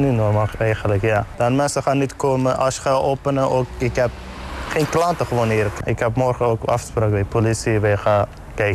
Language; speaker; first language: Dutch; non-native, learner; Arabic